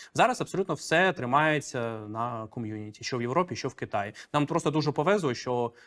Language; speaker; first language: Ukrainian; non-native, local second language; Russian